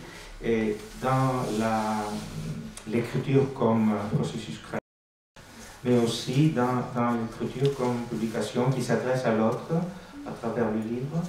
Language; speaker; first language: French; non-native, fluent; Greek